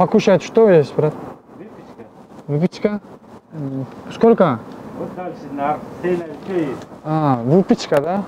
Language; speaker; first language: Russian; non-native, learner; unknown